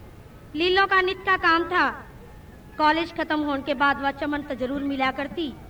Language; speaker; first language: Hindi; non-native, local second language; Haryanvi